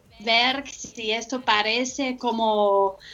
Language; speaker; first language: Spanish; non-native, fluent; English